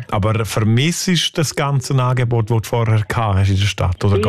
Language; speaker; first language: German; native; German